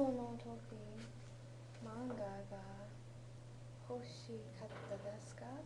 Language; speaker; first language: Japanese; non-native, learner; English